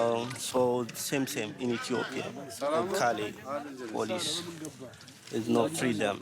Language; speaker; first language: English; non-native, learner; Amharic